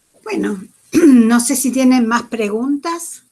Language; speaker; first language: Spanish; native; Spanish